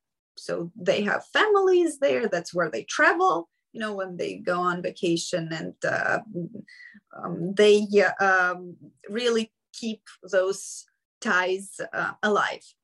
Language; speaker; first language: English; non-native, fluent; Ukrainian